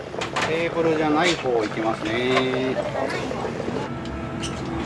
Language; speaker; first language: Japanese; native; Japanese